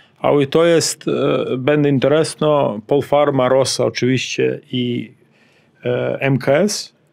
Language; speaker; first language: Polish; non-native, learner; Serbian